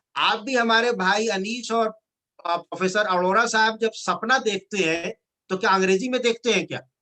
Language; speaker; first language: Hindi; non-native, local second language; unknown